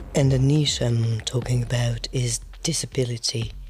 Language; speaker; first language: English; non-native, fluent; French